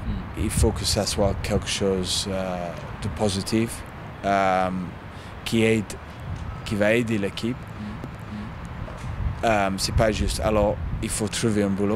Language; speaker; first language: French; non-native, fluent; English